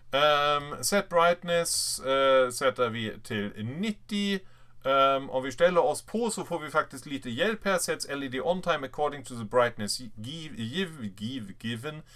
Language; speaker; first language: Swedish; non-native, fluent; German